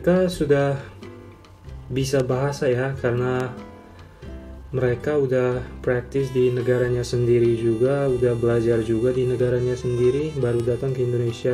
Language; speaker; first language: Indonesian; non-native, fluent; Turkmen